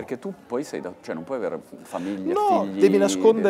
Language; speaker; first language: Italian; native; Italian